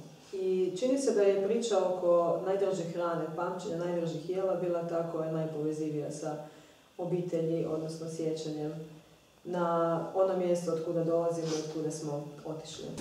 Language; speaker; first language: Croatian; native; Croatian